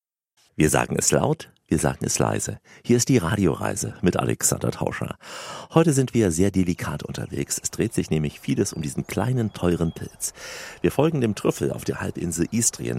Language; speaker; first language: German; native; German